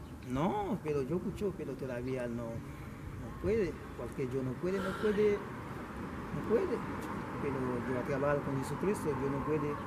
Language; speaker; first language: Spanish; non-native, learner; Haitian Creole